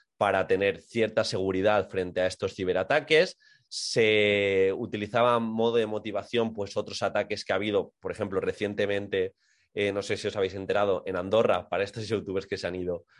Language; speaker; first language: Spanish; native; Spanish